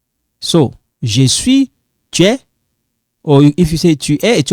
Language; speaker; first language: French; non-native, local second language; Lingala